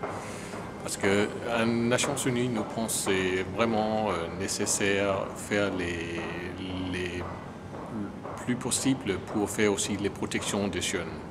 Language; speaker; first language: French; non-native, learner; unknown